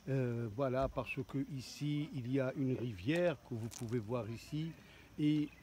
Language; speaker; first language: French; non-native, local second language; Arabic